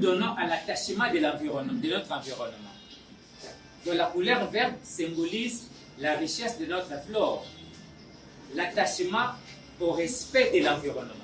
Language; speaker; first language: French; non-native, local second language; Lingala